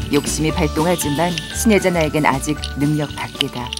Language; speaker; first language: Korean; native; Korean